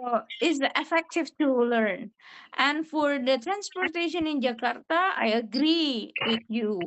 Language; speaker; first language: English; non-native, learner; Indonesian